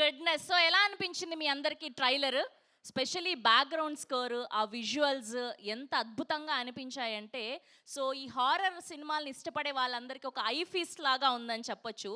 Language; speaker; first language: Telugu; native; Telugu